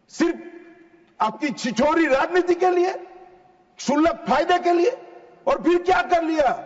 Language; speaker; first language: Hindi; native; Hindi